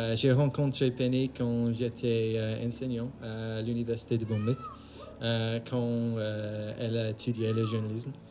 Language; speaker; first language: French; non-native, learner; English